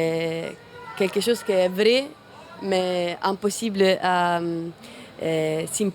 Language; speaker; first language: French; non-native, fluent; Italian